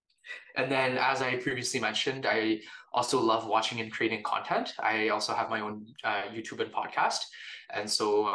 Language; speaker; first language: English; native; English